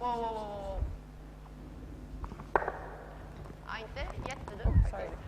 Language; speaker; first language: Swedish; native; Swedish